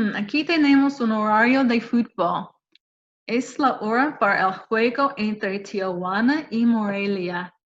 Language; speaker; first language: Spanish; non-native, fluent; English